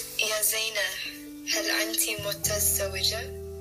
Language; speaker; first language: Arabic; non-native, learner; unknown